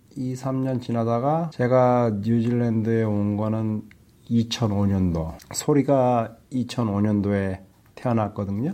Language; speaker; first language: Korean; native; Korean